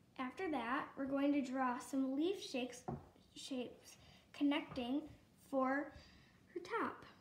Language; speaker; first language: English; native; English